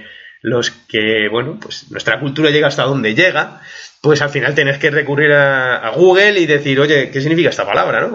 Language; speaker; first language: Spanish; native; Spanish